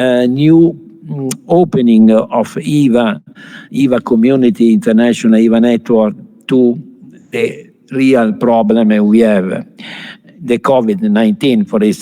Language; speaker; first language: English; non-native, fluent; Italian